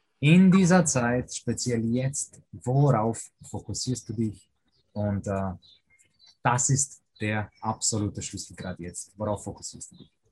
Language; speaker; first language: German; early bilingual, other home language; Polish